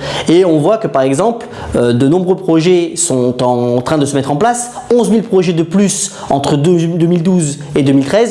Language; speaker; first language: French; native; French